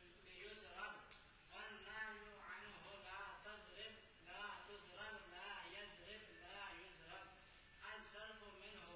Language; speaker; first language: Arabic; non-native, learner; Punjabi